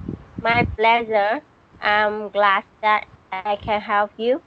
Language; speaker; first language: English; non-native, learner; Vietnamese